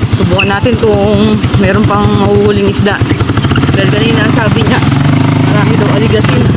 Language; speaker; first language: Filipino; native; Filipino